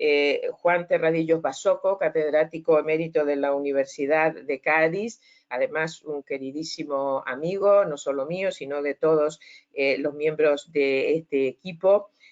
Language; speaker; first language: Spanish; native; Spanish